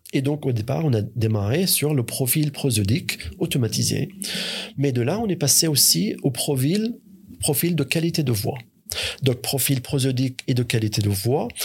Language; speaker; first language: French; non-native, fluent; Arabic